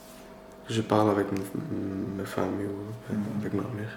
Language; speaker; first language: French; non-native, learner; Persian